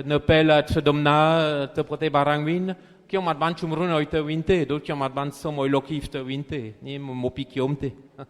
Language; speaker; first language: Khmer; non-native, fluent; French